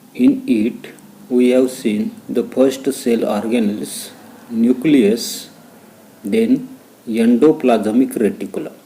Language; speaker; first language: English; non-native, local second language; Marathi